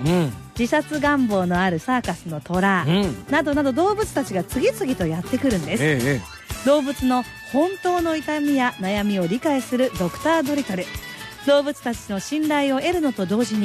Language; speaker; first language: Japanese; native; Japanese